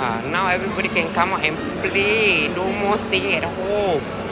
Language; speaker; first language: English; non-native, local second language; Malay